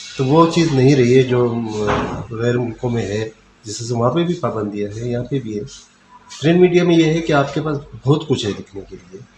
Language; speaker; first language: Urdu; non-native, local second language; Pashto